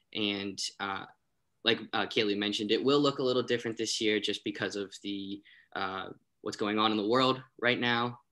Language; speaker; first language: English; native; English